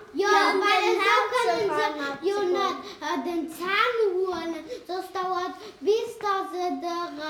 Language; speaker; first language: German; non-native, local second language; Portuguese